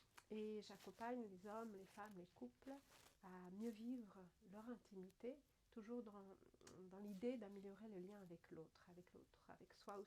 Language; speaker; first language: French; native; French